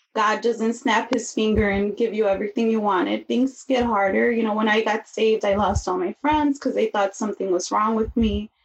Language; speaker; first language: English; native; English